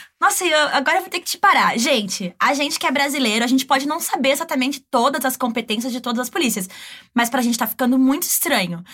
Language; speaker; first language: Portuguese; native; Portuguese